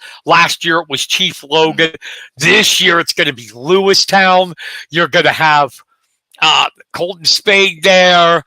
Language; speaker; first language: English; native; English